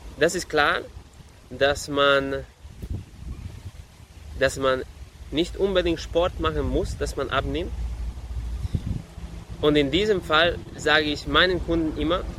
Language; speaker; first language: German; non-native, fluent; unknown